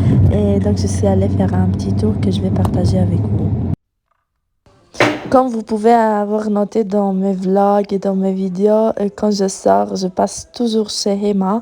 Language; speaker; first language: French; non-native, fluent; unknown